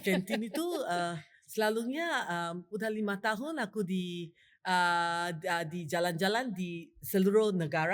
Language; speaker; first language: Indonesian; non-native, fluent; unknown